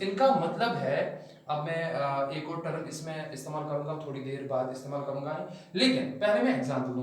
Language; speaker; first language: Hindi; non-native, local second language; Kashmiri